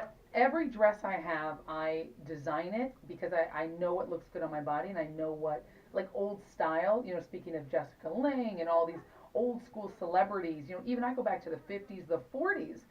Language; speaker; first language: English; native; English